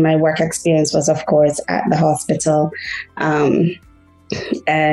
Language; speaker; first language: English; early bilingual, other home language; Haitian Creole